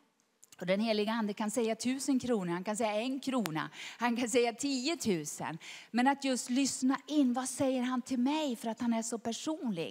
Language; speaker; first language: Swedish; native; Swedish